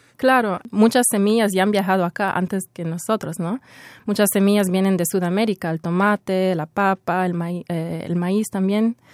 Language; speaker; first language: Spanish; early bilingual, heritage; Spanish